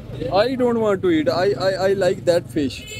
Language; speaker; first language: English; non-native, local second language; Punjabi